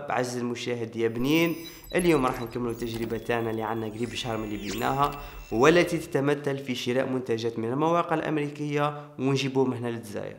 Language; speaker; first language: Arabic; native; Arabic